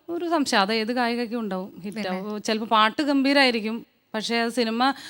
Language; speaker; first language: Malayalam; native; Malayalam